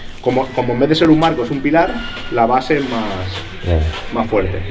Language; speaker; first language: Spanish; native; Spanish